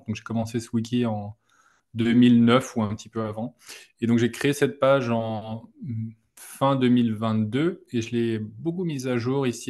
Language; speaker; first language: French; native; French